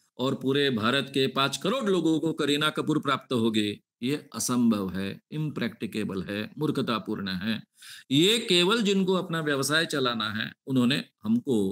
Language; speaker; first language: Hindi; non-native, local second language; Marathi